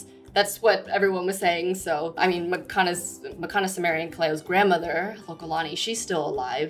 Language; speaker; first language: English; native; English